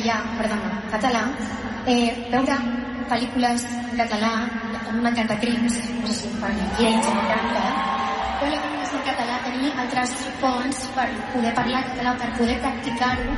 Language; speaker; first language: Catalan; non-native, local second language; Spanish